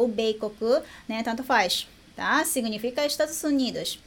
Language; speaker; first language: Portuguese; non-native, learner; Japanese